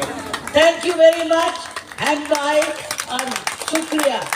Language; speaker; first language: Hindi; non-native, local second language; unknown